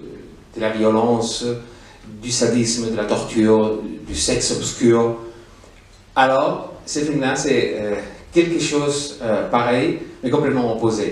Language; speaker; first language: French; non-native, fluent; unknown